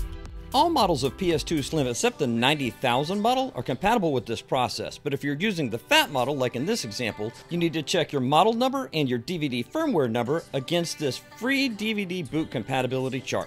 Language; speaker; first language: English; native; English